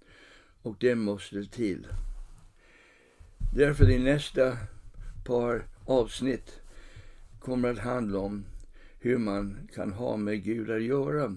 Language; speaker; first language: Swedish; non-native, fluent; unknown